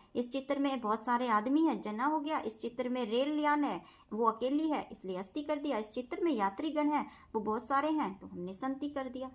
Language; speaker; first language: Hindi; native; Hindi